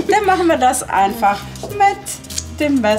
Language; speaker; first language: German; early bilingual, other home language; Turkish